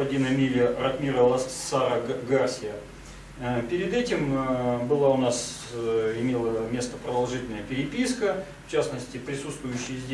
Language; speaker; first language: Russian; native; Russian